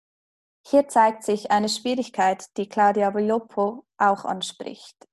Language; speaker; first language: German; native; German